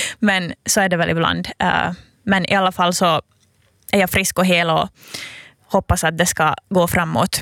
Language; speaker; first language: Swedish; native; Swedish